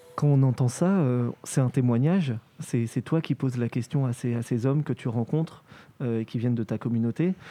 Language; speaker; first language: French; native; French